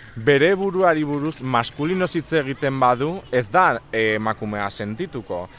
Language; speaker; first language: Basque; non-native, local second language; Spanish